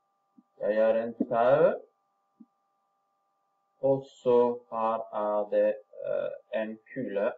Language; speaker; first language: Norwegian; non-native, fluent; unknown